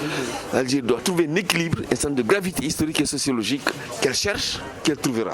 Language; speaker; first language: French; non-native, local second language; Fula